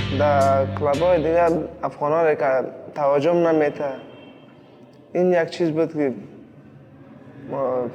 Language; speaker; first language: Persian; non-native, learner; Pashto